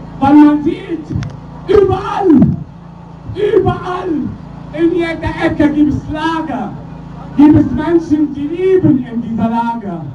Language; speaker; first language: German; non-native, learner; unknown